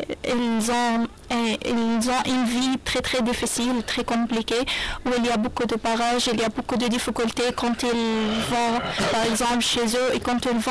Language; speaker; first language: French; non-native, learner; Arabic